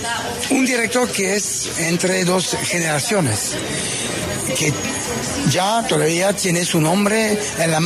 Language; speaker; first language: Spanish; non-native, fluent; French